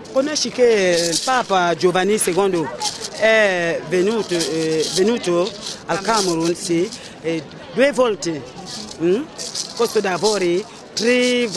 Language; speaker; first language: Italian; non-native, learner; French